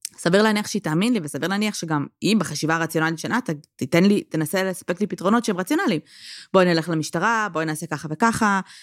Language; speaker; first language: Hebrew; native; Hebrew